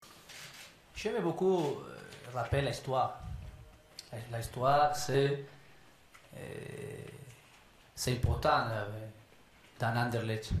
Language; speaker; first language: French; non-native, learner; Spanish